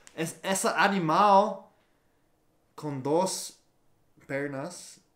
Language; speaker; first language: Portuguese; non-native, fluent; English